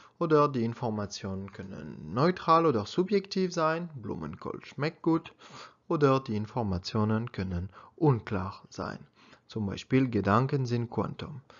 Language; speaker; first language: German; non-native, learner; French